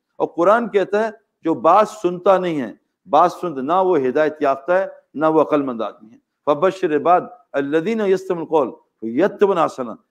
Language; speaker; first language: Urdu; native; Urdu